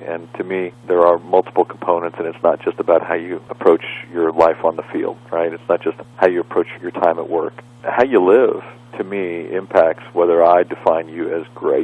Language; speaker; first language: English; native; English